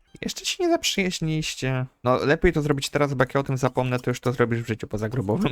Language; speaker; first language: Polish; native; Polish